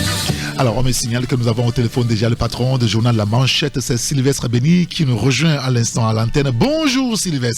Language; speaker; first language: French; native; French